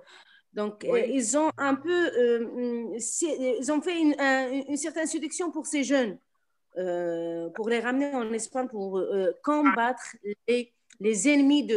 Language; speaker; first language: French; non-native, local second language; Arabic